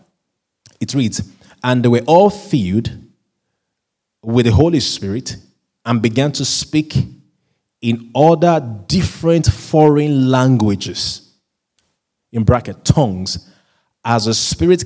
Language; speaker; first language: English; non-native, local second language; Yoruba